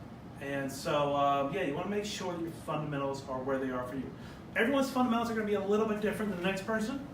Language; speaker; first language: English; native; English